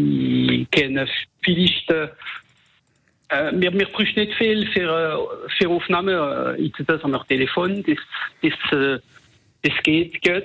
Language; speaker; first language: German; non-native, local second language; French